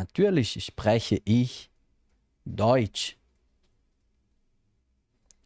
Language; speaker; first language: German; non-native, fluent; Portuguese